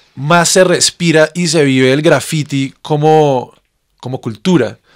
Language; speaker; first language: Spanish; native; Spanish